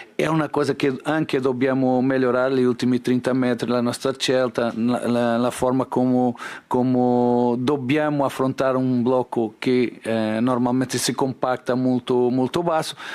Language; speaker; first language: Italian; non-native, learner; Portuguese